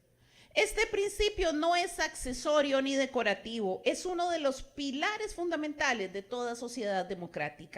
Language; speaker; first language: Spanish; native; Spanish